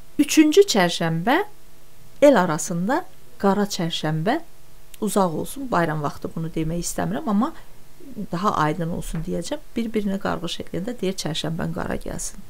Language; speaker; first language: Azerbaijani; non-native, local second language; Talysh